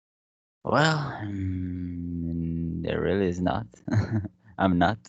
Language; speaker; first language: English; non-native, learner; Spanish